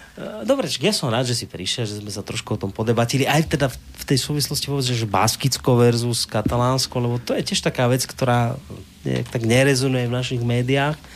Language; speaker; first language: Slovak; native; Slovak